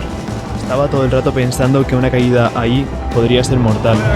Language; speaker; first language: Spanish; native; Spanish